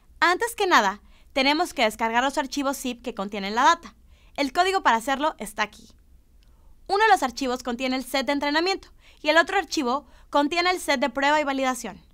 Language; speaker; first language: Spanish; native; Spanish